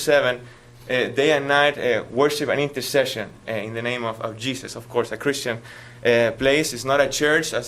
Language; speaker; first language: English; non-native, fluent; Spanish